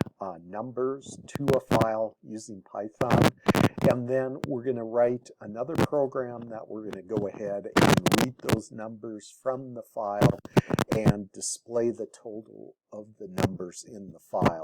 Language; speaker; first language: English; native; English